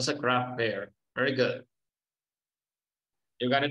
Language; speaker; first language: English; non-native, fluent; Spanish